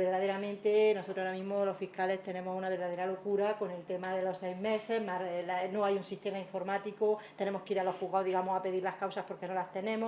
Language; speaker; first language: Spanish; native; Spanish